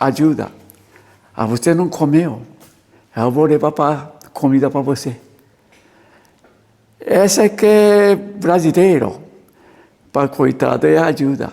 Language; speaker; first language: Portuguese; non-native, learner; Japanese